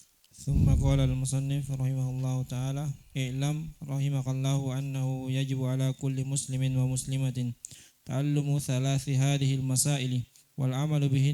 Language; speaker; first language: Arabic; non-native, learner; Indonesian